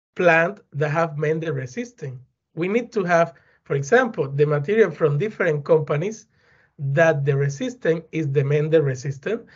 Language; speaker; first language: English; non-native, fluent; Spanish